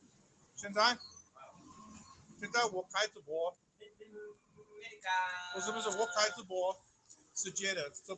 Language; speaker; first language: Chinese; non-native, learner; English